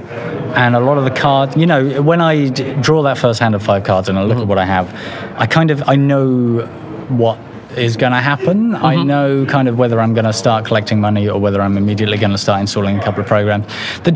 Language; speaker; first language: English; native; English